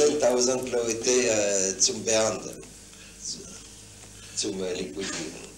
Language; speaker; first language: German; non-native, fluent; French